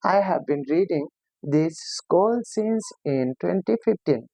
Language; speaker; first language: English; non-native, local second language; Bangla